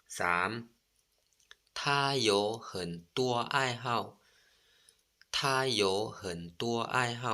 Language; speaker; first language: Chinese; non-native, fluent; Lao